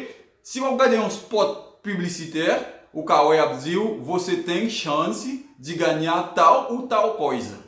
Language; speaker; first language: Portuguese; non-native, learner; Haitian Creole